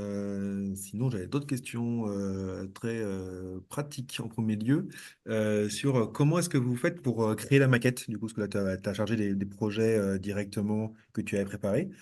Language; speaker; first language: French; native; French